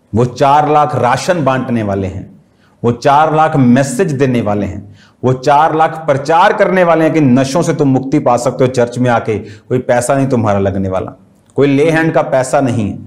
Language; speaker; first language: Hindi; native; Hindi